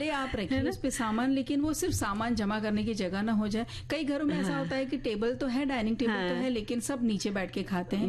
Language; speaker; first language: Hindi; native; Hindi